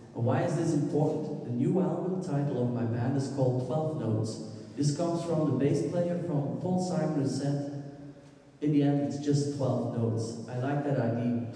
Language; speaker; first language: English; non-native, fluent; Dutch